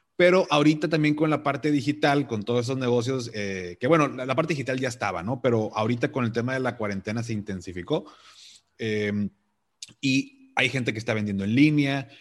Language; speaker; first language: Spanish; native; Spanish